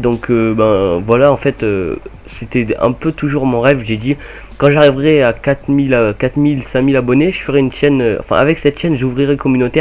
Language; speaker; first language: French; native; French